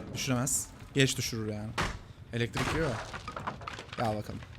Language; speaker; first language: Turkish; native; Turkish